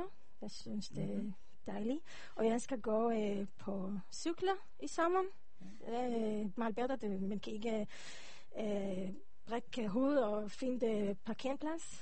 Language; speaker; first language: Danish; non-native, learner; Hebrew